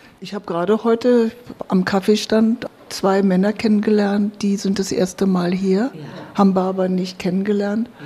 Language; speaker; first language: German; native; German